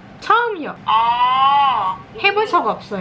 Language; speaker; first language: Korean; non-native, learner; Thai